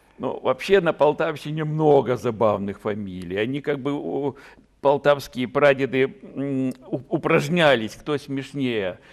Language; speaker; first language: Russian; native; Russian